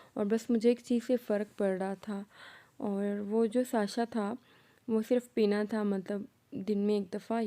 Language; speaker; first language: Urdu; non-native, local second language; Punjabi